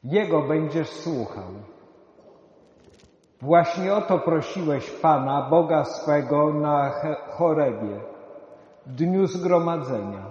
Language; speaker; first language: Polish; native; Polish